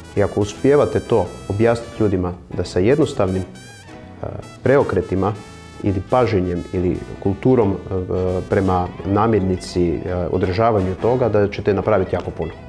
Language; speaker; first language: Croatian; native; Croatian